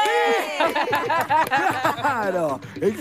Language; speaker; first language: Spanish; native; Spanish